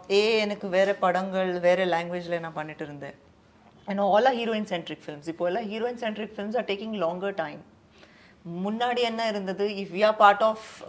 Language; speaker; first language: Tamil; non-native, fluent; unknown